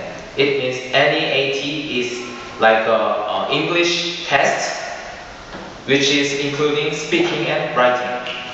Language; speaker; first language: English; non-native, learner; Korean